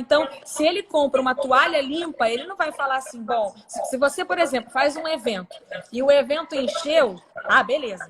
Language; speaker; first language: Portuguese; native; Portuguese